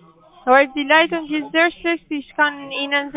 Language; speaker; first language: German; non-native, learner; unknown